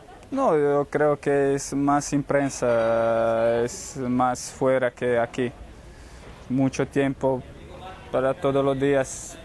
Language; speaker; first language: Spanish; non-native, learner; Croatian